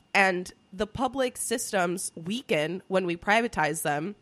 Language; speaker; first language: English; early bilingual, other home language; Spanish